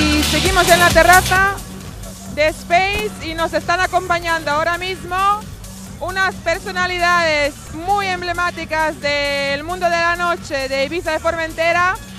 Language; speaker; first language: Spanish; native; Spanish